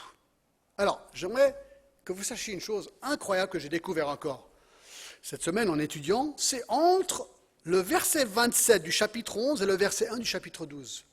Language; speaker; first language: French; non-native, fluent; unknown